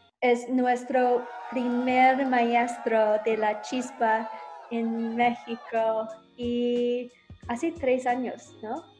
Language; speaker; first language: Spanish; non-native, learner; English